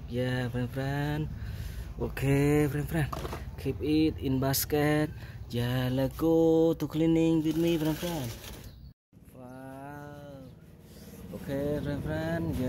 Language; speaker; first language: English; non-native, learner; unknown